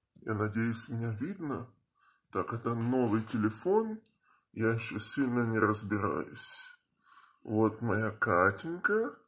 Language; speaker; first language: Russian; early bilingual, heritage; Russian